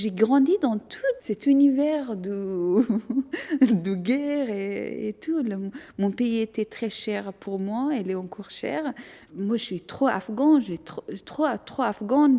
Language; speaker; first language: French; non-native, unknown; Persian